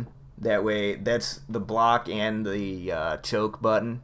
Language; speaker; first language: English; native; English